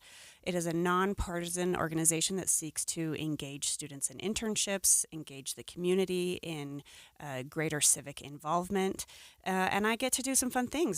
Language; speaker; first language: English; native; English